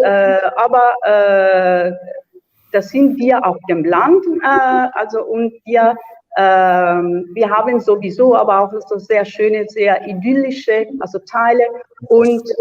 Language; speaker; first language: German; non-native, fluent; Italian